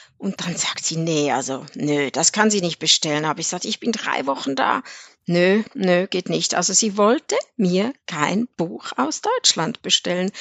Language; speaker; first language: German; native; German